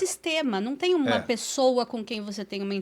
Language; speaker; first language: Portuguese; native; Portuguese